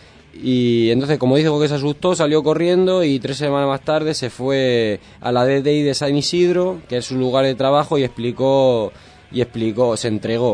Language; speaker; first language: Spanish; native; Spanish